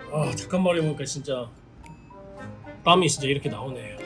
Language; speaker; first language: Korean; native; Korean